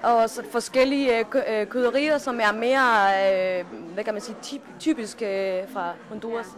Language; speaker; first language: Danish; non-native, fluent; Spanish